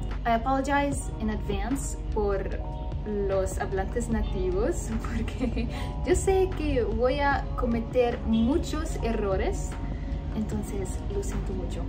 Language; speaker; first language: Spanish; non-native, learner; Arabic